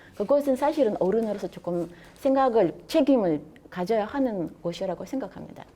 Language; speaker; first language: Korean; non-native, fluent; Russian